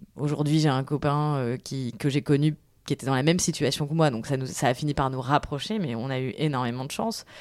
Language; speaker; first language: French; native; French